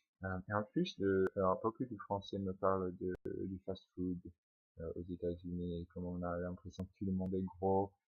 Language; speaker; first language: French; non-native, fluent; English